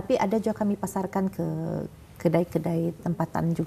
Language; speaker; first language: Malay; native; Malay